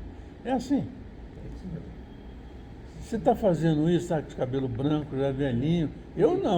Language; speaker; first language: Portuguese; native; Portuguese